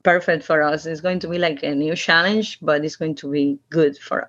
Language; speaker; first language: English; non-native, learner; Spanish